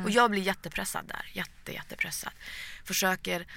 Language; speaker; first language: Swedish; early bilingual, other home language; Persian